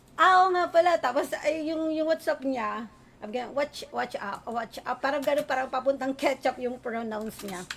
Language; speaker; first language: Filipino; native; Filipino